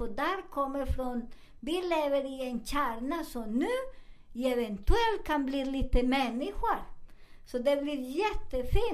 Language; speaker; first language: Swedish; non-native, learner; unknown